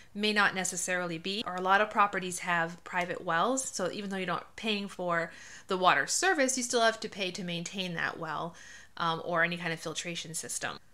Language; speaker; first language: English; native; English